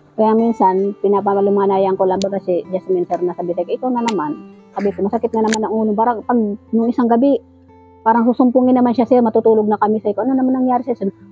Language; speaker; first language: Filipino; native; Filipino